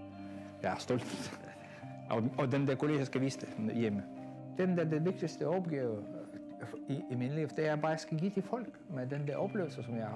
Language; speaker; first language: Danish; non-native, fluent; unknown